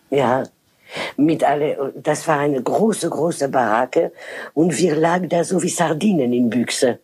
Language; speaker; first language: German; non-native, fluent; French